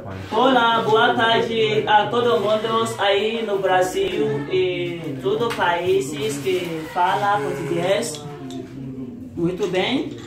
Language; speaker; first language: Portuguese; non-native, local second language; Yoruba